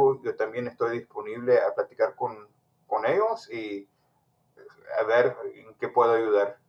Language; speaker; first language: Spanish; early bilingual, heritage; Spanish